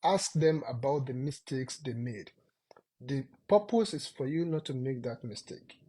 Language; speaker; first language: English; non-native, local second language; Yoruba